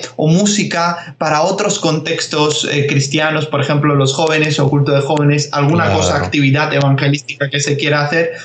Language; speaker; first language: Spanish; early bilingual, other home language; Georgian